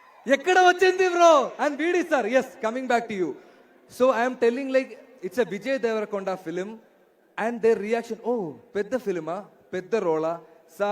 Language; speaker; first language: Telugu; non-native, learner; Malayalam